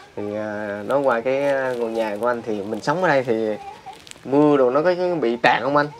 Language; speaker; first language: Vietnamese; native; Vietnamese